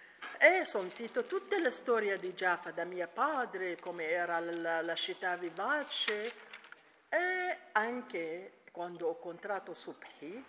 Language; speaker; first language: Italian; non-native, learner; Arabic